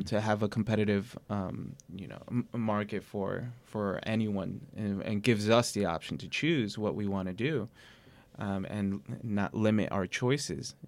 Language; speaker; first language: English; native; English